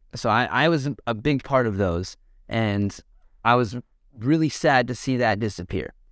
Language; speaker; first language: English; native; English